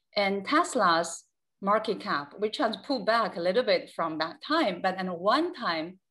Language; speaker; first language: English; non-native, fluent; Chinese